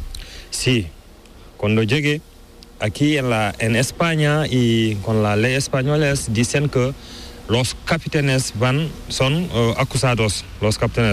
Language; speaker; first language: Spanish; non-native, learner; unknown